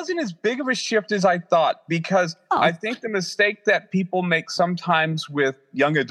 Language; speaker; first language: English; native; English